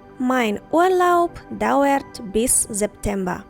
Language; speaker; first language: German; non-native, fluent; Ukrainian